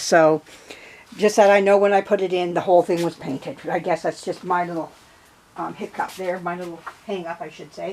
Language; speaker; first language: English; native; English